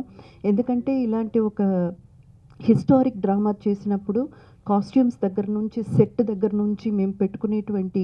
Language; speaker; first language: Telugu; native; Telugu